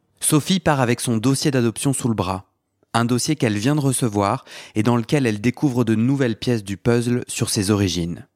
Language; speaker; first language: French; native; French